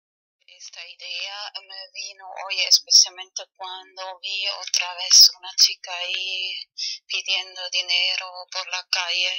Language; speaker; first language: Spanish; non-native, fluent; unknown